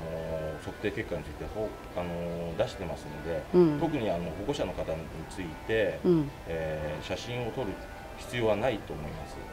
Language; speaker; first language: Japanese; native; Japanese